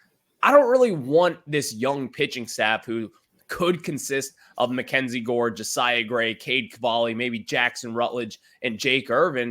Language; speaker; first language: English; native; English